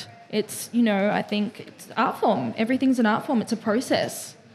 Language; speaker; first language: English; native; English